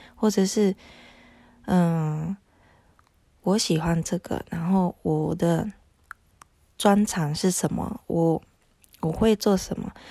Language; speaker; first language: Chinese; non-native, fluent; Japanese